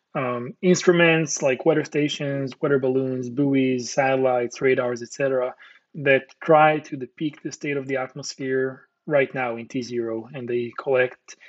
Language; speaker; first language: English; non-native, fluent; Hebrew